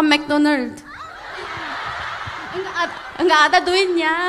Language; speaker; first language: Indonesian; non-native, learner; Korean